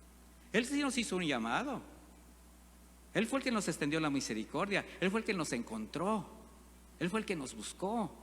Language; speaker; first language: Spanish; native; Spanish